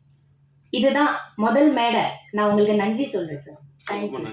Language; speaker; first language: Tamil; non-native, fluent; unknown